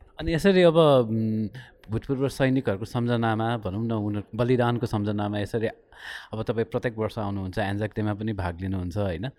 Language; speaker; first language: Nepali; native; Nepali